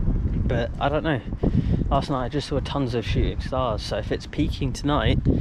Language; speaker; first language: English; native; English